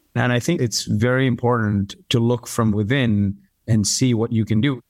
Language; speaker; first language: English; early bilingual, other home language; Arabic